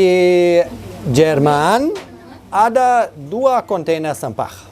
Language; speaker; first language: Indonesian; non-native, learner; German